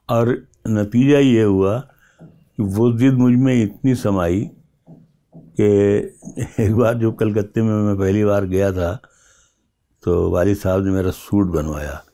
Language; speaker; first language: Hindi; native; Hindi